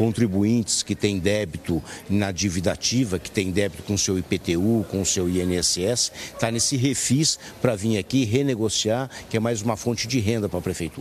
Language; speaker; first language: Portuguese; native; Portuguese